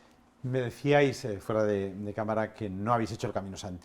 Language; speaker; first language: Spanish; native; Spanish